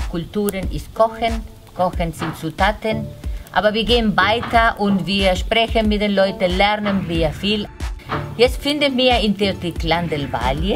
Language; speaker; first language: German; non-native, fluent; Spanish